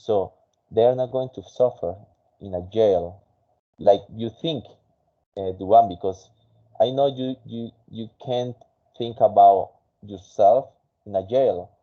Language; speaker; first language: English; non-native, fluent; Spanish